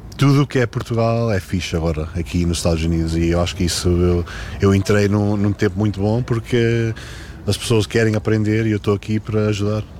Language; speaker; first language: Portuguese; early bilingual, heritage; Portuguese